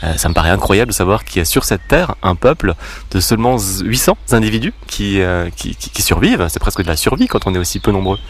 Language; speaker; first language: French; native; French